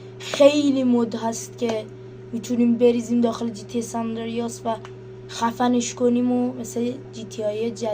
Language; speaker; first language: Persian; native; Persian